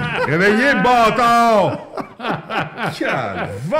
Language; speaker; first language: French; native; French